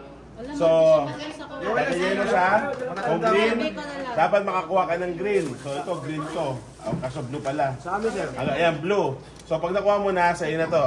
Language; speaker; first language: Filipino; native; Filipino